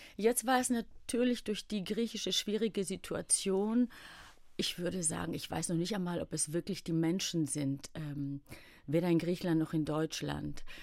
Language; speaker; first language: German; early bilingual, other home language; Greek